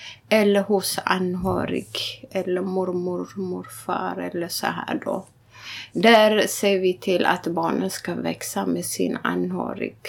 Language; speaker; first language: Swedish; non-native, fluent; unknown